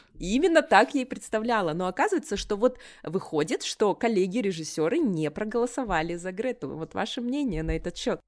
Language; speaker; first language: Russian; native; Russian